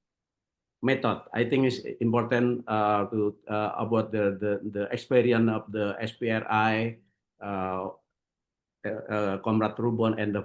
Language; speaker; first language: English; non-native, learner; Indonesian